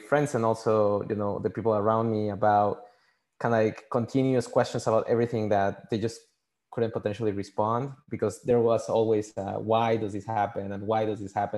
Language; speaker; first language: English; non-native, fluent; Spanish